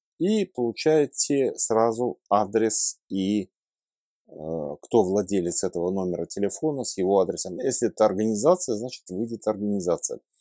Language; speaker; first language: Russian; native; Russian